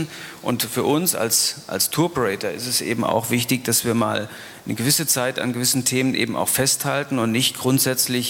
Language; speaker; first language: German; native; German